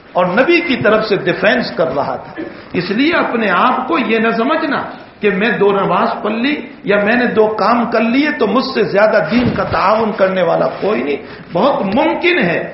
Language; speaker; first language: Urdu; native; Urdu